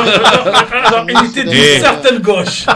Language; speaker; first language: French; native; French